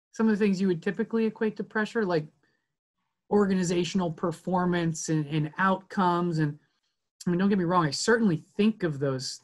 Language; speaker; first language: English; native; English